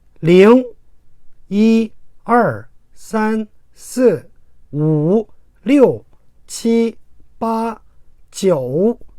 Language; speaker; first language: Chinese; non-native, fluent; Korean